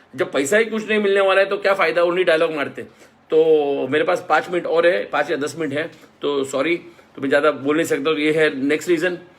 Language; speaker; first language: Hindi; non-native, local second language; Marathi